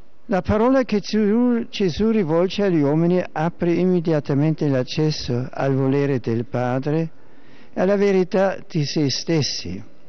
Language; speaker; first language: Italian; non-native, fluent; German